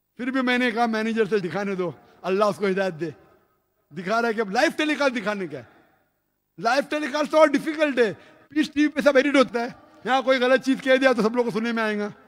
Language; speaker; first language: Hindi; non-native, local second language; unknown